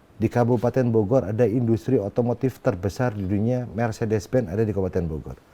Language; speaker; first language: Indonesian; non-native, local second language; Sundanese